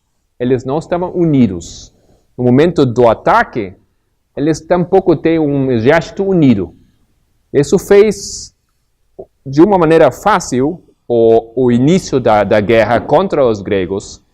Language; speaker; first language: Portuguese; non-native, fluent; Spanish